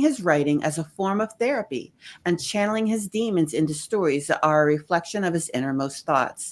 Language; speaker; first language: English; native; English